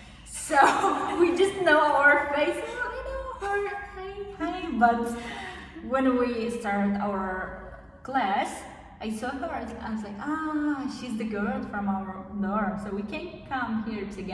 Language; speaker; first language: English; non-native, learner; Kazakh